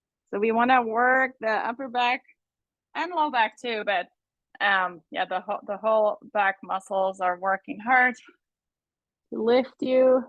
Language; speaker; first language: English; native; English